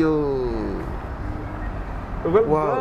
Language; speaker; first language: English; non-native, learner; Albanian